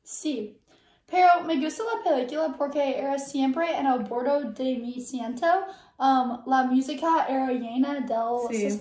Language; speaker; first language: Spanish; non-native, learner; English